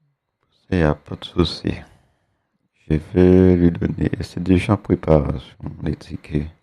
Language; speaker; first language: French; native; French